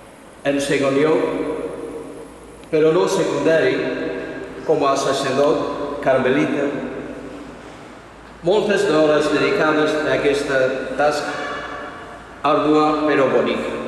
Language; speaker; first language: Catalan; non-native, fluent; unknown